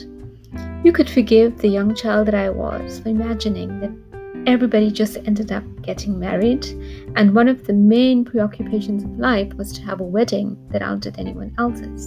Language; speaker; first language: English; native; English